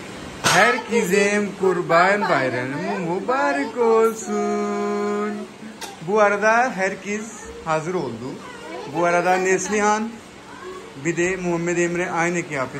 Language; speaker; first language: Turkish; non-native, learner; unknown